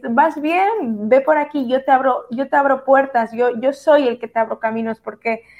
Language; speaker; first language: Spanish; native; Spanish